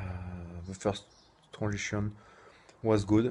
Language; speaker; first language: English; non-native, fluent; French